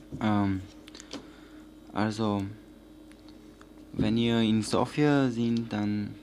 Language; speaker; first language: German; non-native, learner; Bulgarian